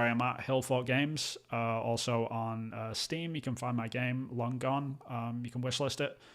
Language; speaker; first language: English; native; English